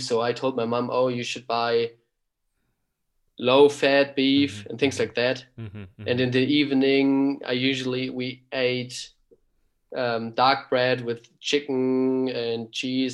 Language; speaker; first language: English; non-native, fluent; German